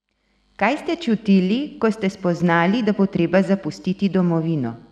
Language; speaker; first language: Slovenian; native; Slovenian